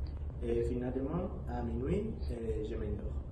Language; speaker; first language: French; non-native, learner; Spanish